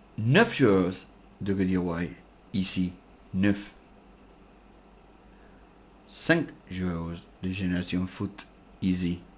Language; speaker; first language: French; non-native, learner; Spanish